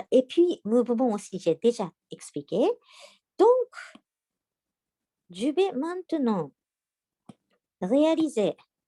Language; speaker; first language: French; non-native, learner; Japanese